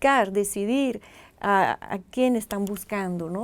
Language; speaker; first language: Spanish; non-native, fluent; French